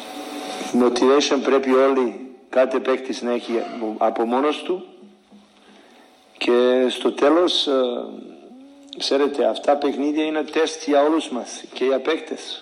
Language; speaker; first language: Greek; non-native, fluent; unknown